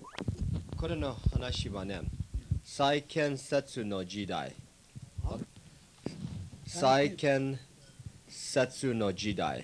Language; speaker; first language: Japanese; early bilingual, heritage; English